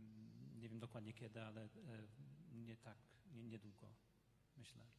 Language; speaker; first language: Polish; non-native, fluent; English